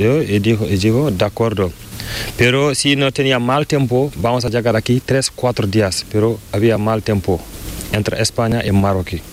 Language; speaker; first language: Spanish; non-native, learner; Fula